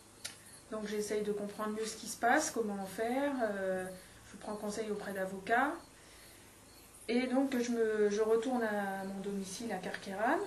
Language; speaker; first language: French; native; French